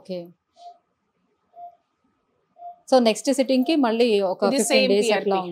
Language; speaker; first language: Telugu; native; Telugu